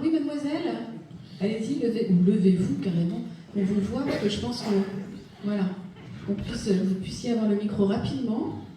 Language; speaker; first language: French; native; French